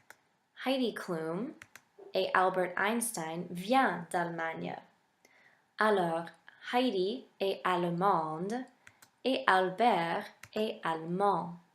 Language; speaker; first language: French; non-native, fluent; English